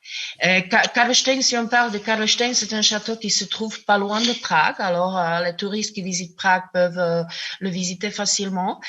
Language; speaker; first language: French; non-native, fluent; Czech